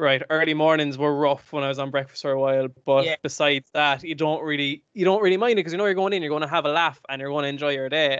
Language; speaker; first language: English; native; English